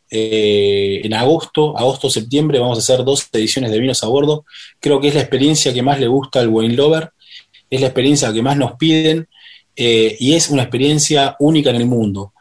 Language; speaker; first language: Spanish; native; Spanish